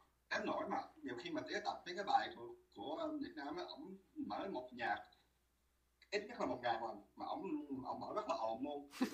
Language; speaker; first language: Vietnamese; early bilingual, heritage; Vietnamese